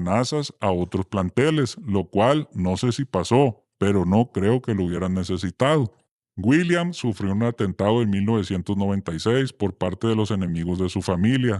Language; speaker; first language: Spanish; native; Spanish